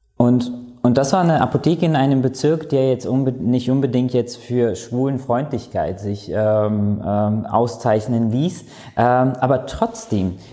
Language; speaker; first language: German; non-native, fluent; Latvian